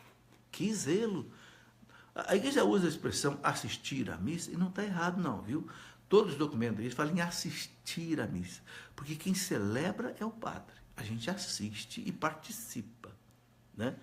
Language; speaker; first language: Portuguese; native; Portuguese